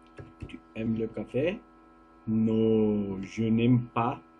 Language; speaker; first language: French; non-native, fluent; Turkish